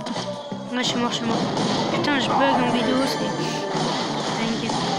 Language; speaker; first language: French; native; French